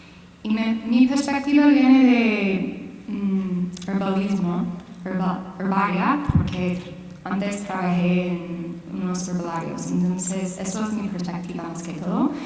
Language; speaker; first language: Spanish; non-native, fluent; English